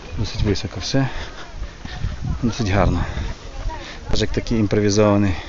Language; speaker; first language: Ukrainian; native; Ukrainian